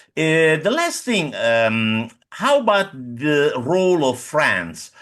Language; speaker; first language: English; non-native, fluent; Italian